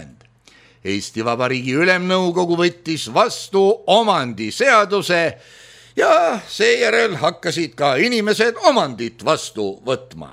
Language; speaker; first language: Estonian; native; Estonian